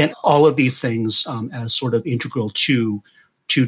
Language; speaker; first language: English; native; English